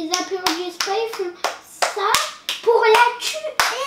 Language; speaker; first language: French; native; French